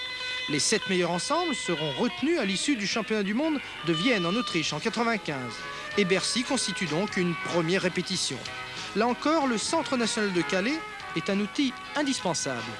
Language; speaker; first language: French; native; French